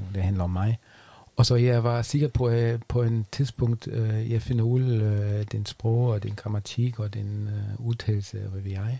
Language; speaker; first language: Danish; non-native, fluent; German